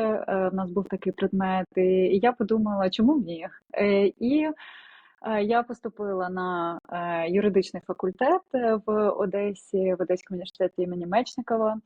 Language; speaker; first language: Ukrainian; non-native, local second language; Russian